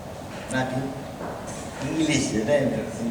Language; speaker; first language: Turkish; non-native, learner; Spanish